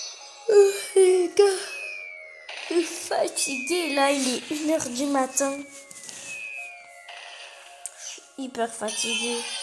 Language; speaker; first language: French; native; French